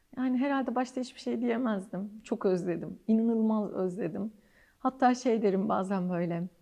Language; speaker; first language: Turkish; native; Turkish